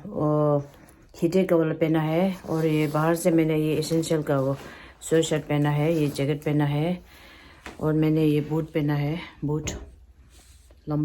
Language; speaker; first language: Hindi; non-native, local second language; Tibetan